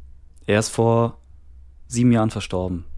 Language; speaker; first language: German; native; German